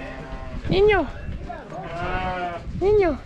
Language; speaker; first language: Spanish; non-native, fluent; English